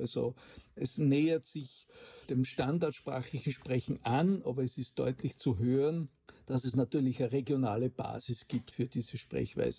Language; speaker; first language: German; native; German